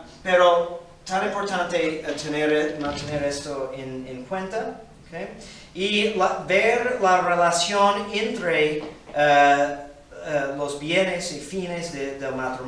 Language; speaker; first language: Spanish; non-native, fluent; English